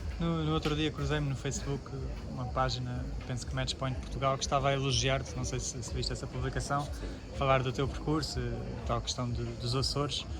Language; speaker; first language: Portuguese; native; Portuguese